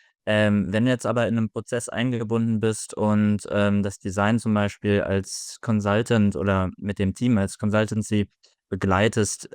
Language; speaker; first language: German; native; German